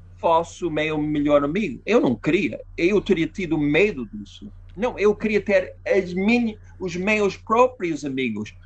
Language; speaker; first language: Portuguese; non-native, fluent; English